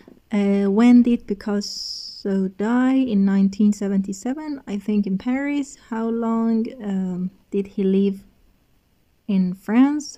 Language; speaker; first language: English; non-native, fluent; Persian